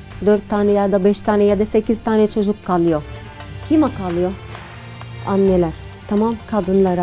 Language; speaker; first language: Turkish; non-native, learner; Arabic